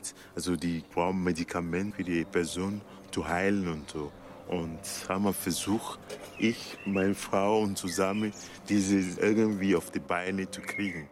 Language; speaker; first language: German; non-native, learner; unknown